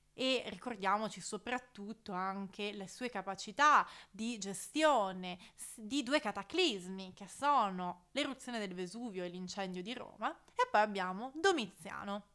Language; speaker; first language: Italian; native; Italian